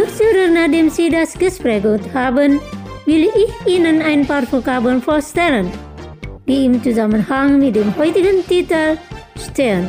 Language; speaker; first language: German; non-native, fluent; Indonesian